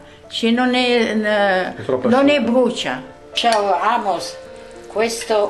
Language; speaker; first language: Italian; non-native, learner; Arabic